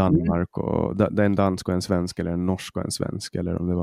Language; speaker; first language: Swedish; native; Swedish